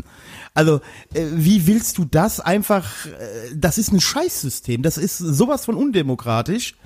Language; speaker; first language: German; native; German